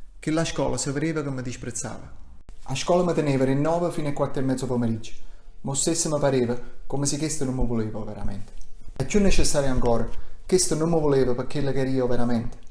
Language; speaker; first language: Italian; non-native, local second language; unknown